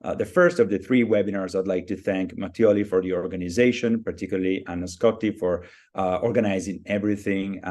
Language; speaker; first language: English; non-native, fluent; Italian